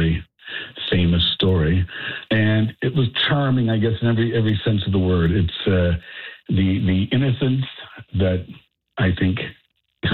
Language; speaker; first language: English; native; English